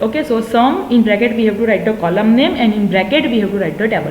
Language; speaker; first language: English; non-native, local second language; Gujarati